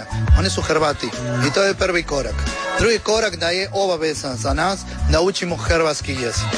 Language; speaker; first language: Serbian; non-native, learner; Spanish